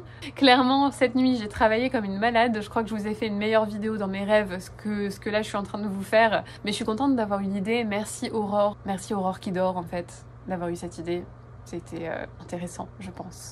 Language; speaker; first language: French; native; French